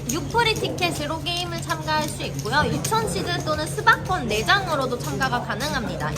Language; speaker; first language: Korean; native; Korean